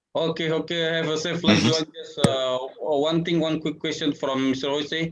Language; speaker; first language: English; non-native, learner; Indonesian